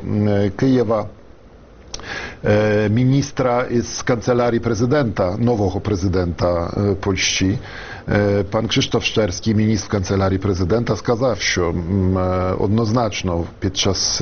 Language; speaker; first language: Ukrainian; non-native, fluent; Polish